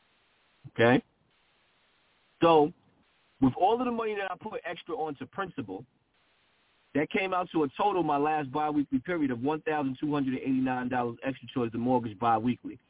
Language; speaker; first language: English; native; English